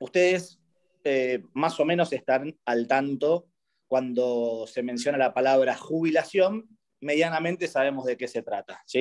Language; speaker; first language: Spanish; native; Spanish